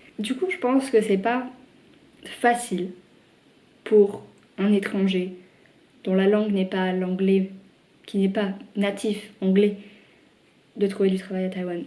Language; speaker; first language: French; native; French